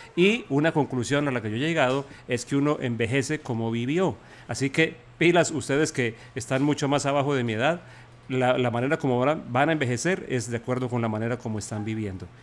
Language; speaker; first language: Spanish; native; Spanish